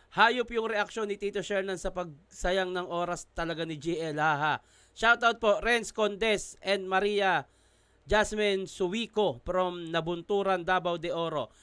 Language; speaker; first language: Filipino; native; Filipino